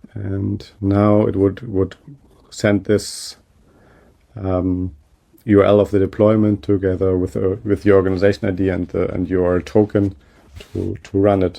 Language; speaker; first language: English; non-native, fluent; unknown